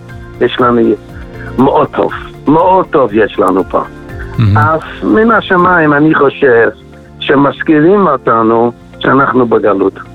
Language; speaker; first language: Hebrew; non-native, fluent; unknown